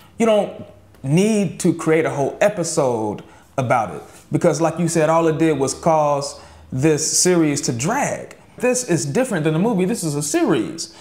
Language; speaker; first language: English; native; English